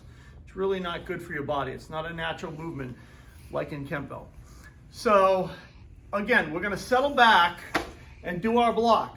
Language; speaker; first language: English; native; English